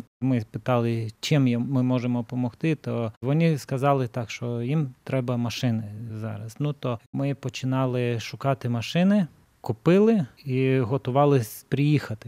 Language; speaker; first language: Ukrainian; non-native, fluent; Lithuanian